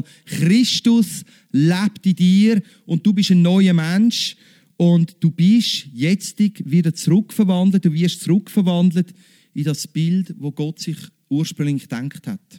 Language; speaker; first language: German; native; German